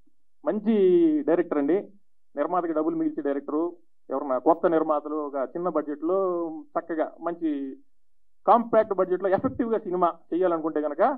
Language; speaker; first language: Telugu; native; Telugu